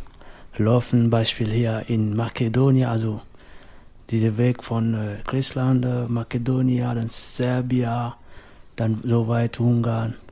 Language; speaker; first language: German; non-native, learner; French